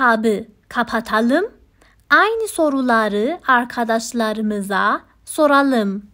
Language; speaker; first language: Turkish; non-native, fluent; Persian